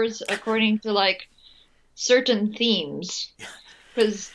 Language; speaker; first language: English; non-native, local second language; Filipino